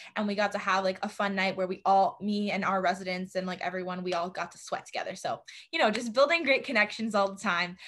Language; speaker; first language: English; native; English